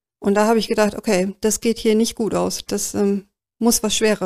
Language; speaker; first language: German; native; German